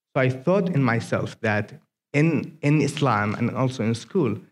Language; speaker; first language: English; non-native, fluent; Arabic